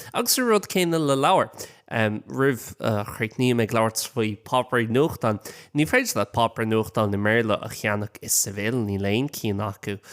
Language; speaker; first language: Irish; non-native, local second language; English